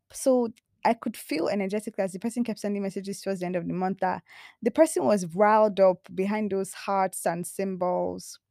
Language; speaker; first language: English; non-native, local second language; Yoruba